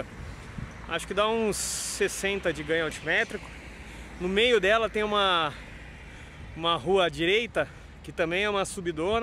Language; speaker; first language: Portuguese; native; Portuguese